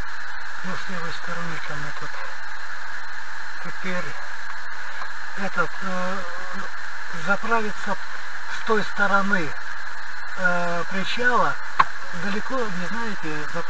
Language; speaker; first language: Russian; native; Russian